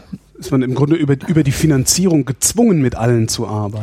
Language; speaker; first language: German; native; German